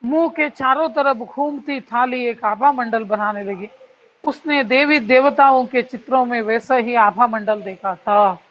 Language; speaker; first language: Hindi; non-native, local second language; Kannada